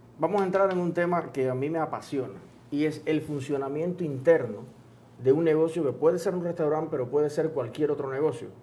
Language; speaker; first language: Spanish; native; Spanish